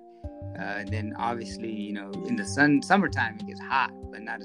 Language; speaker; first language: English; early bilingual, other home language; Spanish